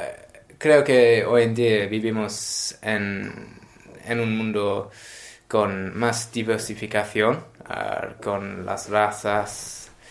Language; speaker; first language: Spanish; non-native, learner; English